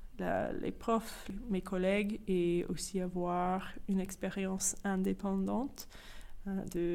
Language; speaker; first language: French; non-native, fluent; English